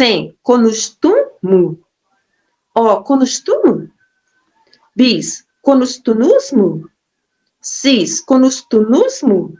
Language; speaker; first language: Turkish; non-native, learner; Portuguese